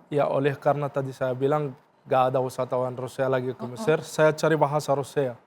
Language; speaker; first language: Indonesian; non-native, fluent; Arabic